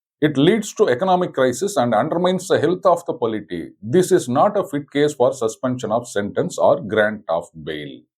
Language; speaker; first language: English; non-native, local second language; Tamil